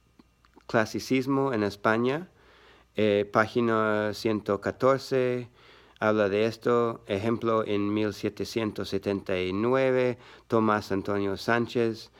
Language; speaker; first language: Spanish; non-native, learner; English